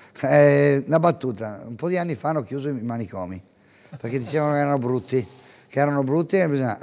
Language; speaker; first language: Italian; native; Italian